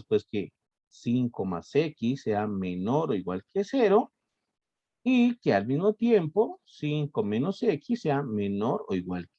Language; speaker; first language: Spanish; native; Spanish